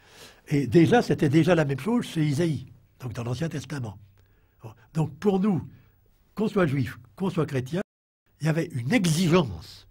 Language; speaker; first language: French; native; French